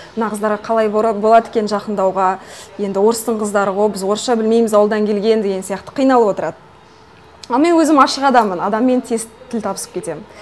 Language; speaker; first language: Kazakh; non-native, local second language; Russian